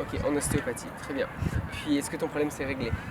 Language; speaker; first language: French; native; French